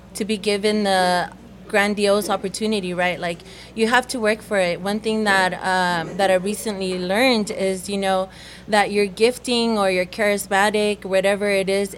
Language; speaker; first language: English; early bilingual, other home language; Spanish